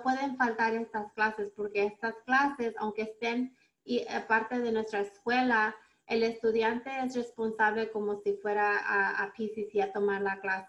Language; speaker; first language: Spanish; early bilingual, heritage; Spanish